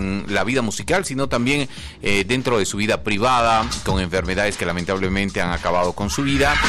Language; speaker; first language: Spanish; native; Spanish